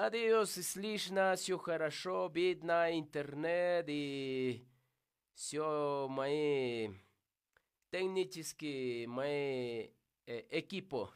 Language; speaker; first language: Russian; non-native, learner; Spanish